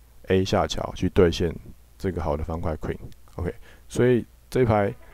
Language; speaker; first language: Chinese; native; Chinese